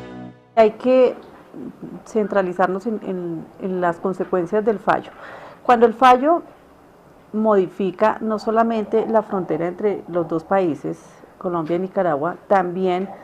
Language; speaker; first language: Spanish; native; Spanish